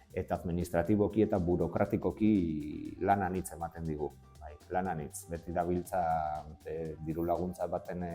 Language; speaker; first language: Basque; non-native, local second language; Spanish